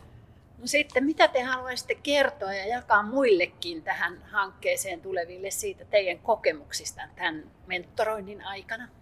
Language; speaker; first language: Finnish; native; Finnish